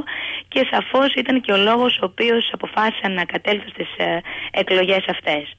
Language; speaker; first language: Greek; native; Greek